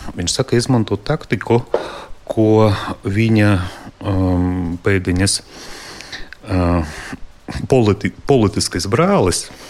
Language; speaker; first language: Latvian; non-native, local second language; Russian